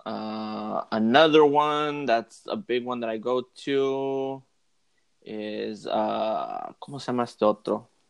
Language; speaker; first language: Spanish; early bilingual, heritage; Spanish